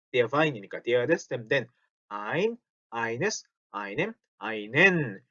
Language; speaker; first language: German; non-native, fluent; Korean